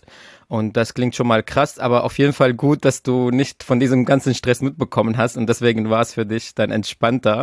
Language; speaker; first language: German; non-native, fluent; Persian